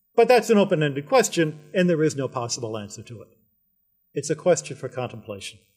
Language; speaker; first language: English; native; English